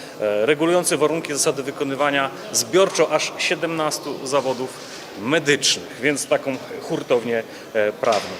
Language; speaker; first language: Polish; native; Polish